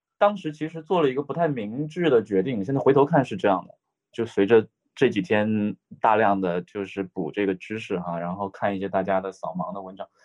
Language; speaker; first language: Chinese; native; Chinese